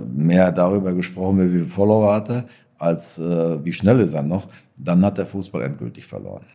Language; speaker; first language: German; native; German